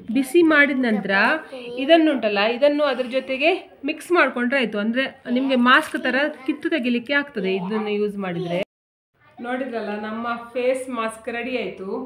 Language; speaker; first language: Kannada; non-native, local second language; Konkani